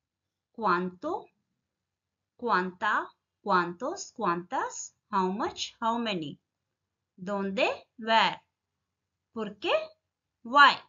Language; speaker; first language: Spanish; non-native, fluent; Bangla